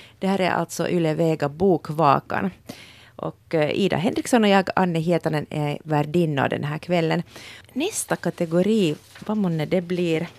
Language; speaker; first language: Swedish; native; Swedish